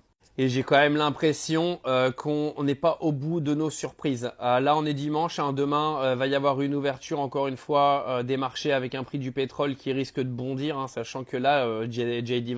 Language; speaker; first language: French; native; French